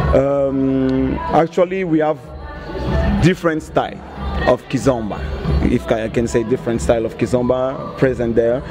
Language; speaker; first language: English; non-native, learner; Portuguese